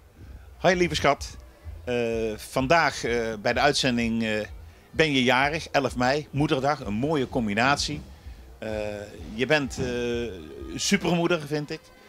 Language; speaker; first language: Dutch; native; Dutch